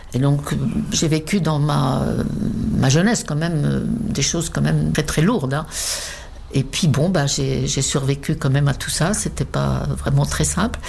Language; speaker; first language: French; non-native, fluent; Czech